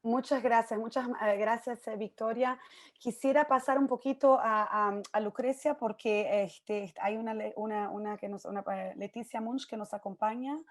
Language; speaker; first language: Spanish; native; Spanish